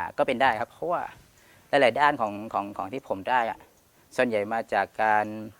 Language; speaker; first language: Thai; non-native, local second language; Pattani Malay